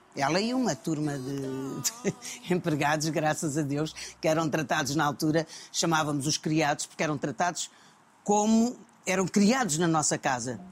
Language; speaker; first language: Portuguese; native; Portuguese